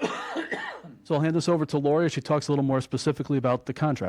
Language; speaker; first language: English; native; English